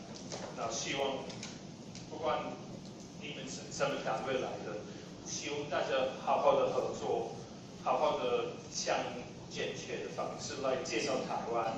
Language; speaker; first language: Chinese; non-native, fluent; English